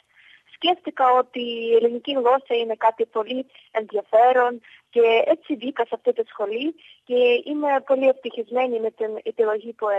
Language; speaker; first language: Greek; non-native, fluent; Ukrainian